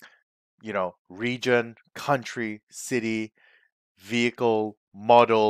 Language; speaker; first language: English; native; English